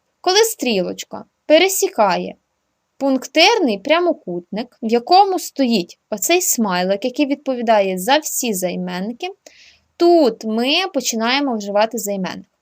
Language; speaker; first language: Ukrainian; native; Ukrainian